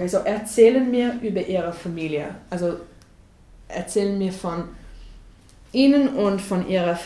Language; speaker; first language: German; non-native, fluent; English